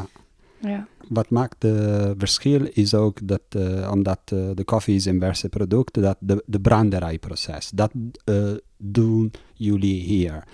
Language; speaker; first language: Dutch; non-native, learner; Italian